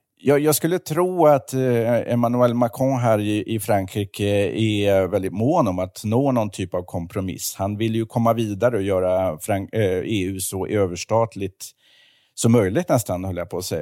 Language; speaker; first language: Swedish; native; Swedish